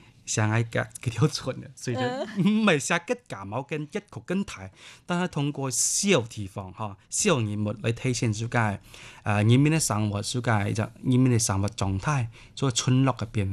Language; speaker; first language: Cantonese; non-native, local second language; Hakka Chinese